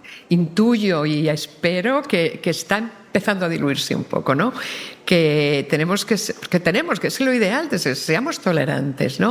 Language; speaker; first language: Spanish; native; Spanish